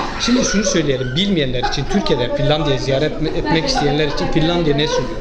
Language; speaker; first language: Turkish; native; Turkish